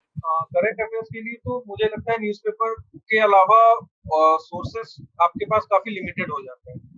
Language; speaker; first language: Hindi; non-native, local second language; Bangla